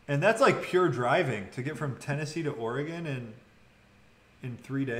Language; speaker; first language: English; native; English